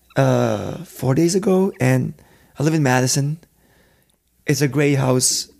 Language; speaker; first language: English; non-native, fluent; Serbian